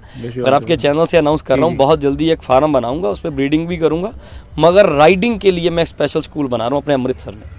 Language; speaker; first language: Hindi; native; Hindi